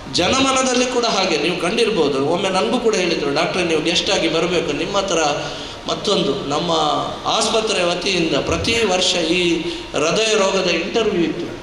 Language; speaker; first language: Kannada; non-native, local second language; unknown